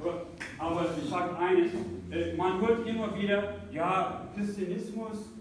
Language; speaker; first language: German; non-native, fluent; English